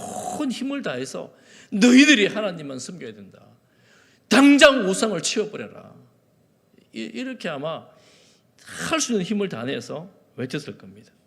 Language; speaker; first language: Korean; native; Korean